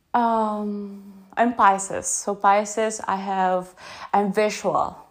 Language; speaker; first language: English; non-native, local second language; Filipino